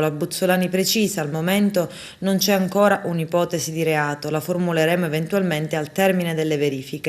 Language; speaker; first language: Italian; native; Italian